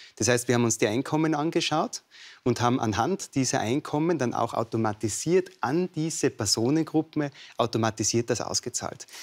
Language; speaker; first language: German; native; German